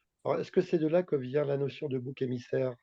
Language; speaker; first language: French; native; French